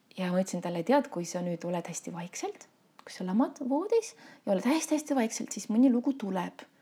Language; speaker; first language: Estonian; non-native, local second language; Russian